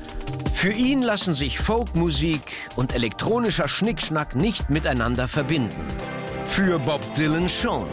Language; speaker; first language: German; native; German